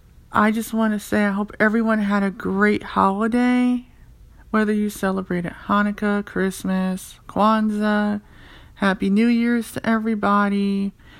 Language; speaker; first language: English; native; English